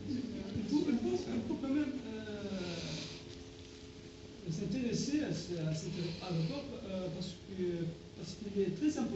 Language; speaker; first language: French; non-native, local second language; Arabic